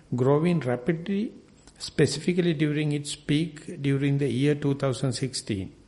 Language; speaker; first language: English; non-native, local second language; Sinhala